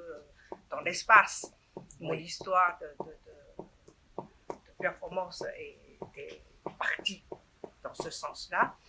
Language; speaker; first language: French; non-native, fluent; Chinese